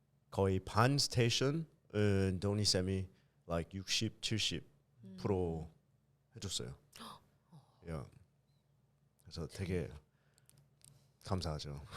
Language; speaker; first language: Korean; early bilingual, heritage; English